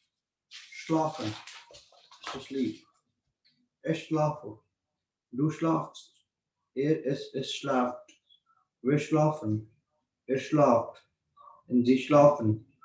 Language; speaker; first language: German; non-native, learner; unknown